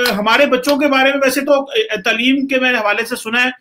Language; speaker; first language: Urdu; non-native, local second language; Punjabi